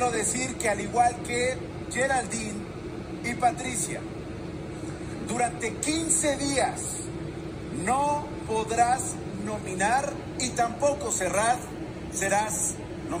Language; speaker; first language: Spanish; native; Spanish